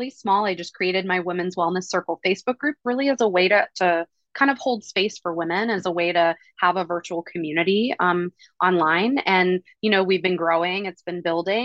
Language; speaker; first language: English; native; English